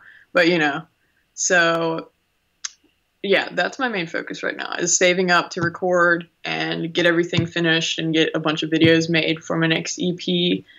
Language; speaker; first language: English; native; English